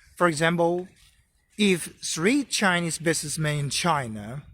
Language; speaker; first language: English; non-native, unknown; Chinese